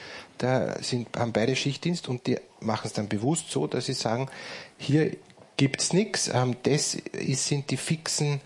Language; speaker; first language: German; native; German